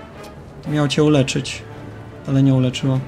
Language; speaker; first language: Polish; native; Polish